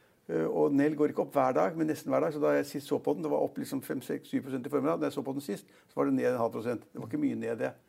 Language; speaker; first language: Norwegian; native; Norwegian